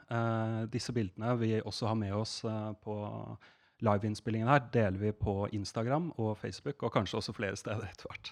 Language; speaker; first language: Norwegian; native; Norwegian